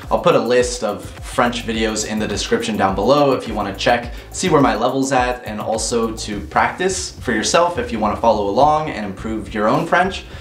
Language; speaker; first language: English; native; English